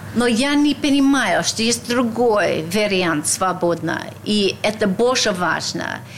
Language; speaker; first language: Russian; non-native, learner; English